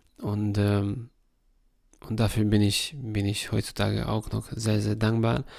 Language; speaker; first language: German; non-native, fluent; Hungarian